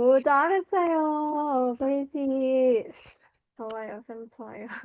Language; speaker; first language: Korean; non-native, fluent; Indonesian